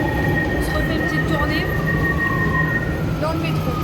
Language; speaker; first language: French; native; French